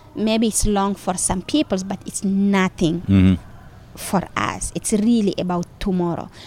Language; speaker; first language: English; non-native, fluent; Fula